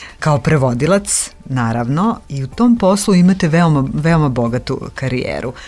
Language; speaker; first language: Serbian; native; Serbian